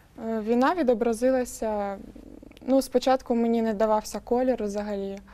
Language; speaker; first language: Ukrainian; non-native, local second language; Russian